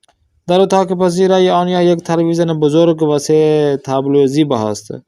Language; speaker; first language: Persian; non-native, fluent; Urdu